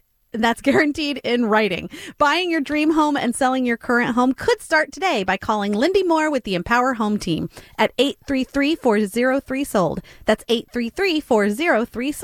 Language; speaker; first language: English; native; English